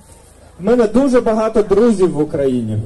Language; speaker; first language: Ukrainian; non-native, learner; German